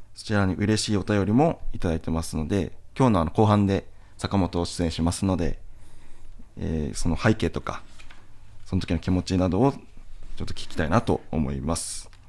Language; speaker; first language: Japanese; native; Japanese